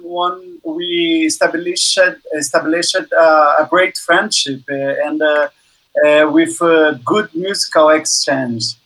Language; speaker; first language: English; non-native, learner; Portuguese